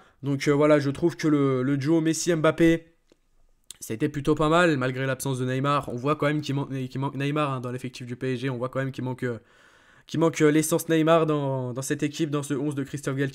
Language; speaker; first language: French; native; French